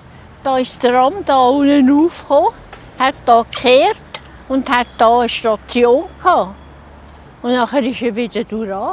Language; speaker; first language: German; native; German